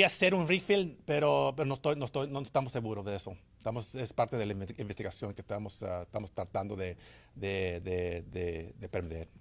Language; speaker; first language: Spanish; early bilingual, heritage; English